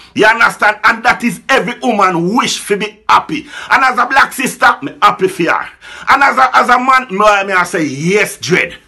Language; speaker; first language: English; non-native, local second language; Jamaican Creole English